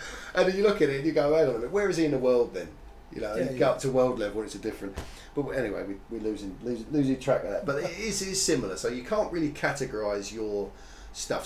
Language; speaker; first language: English; native; English